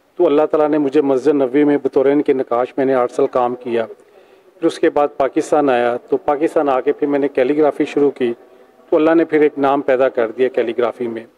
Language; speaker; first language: Urdu; non-native, local second language; Punjabi